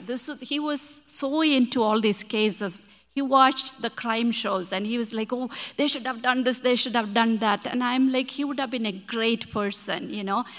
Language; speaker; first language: English; non-native, local second language; Malayalam